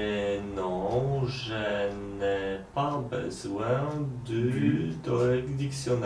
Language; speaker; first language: French; non-native, learner; Polish